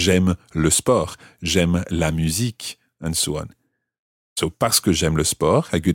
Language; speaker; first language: French; non-native, fluent; English